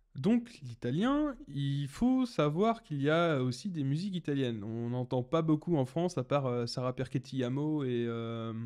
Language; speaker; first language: French; native; French